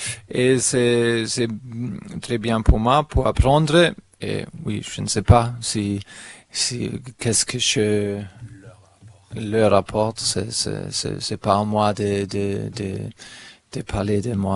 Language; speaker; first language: French; non-native, fluent; German